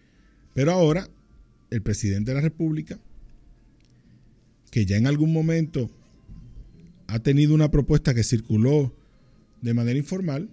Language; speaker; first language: Spanish; native; Spanish